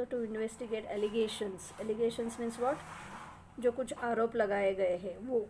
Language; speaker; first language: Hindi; non-native, local second language; Marathi